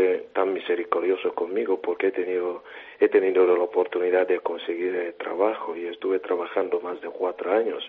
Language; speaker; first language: Spanish; non-native, fluent; Igbo